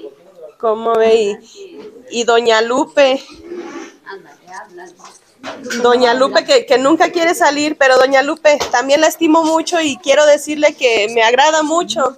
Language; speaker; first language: Spanish; native; Spanish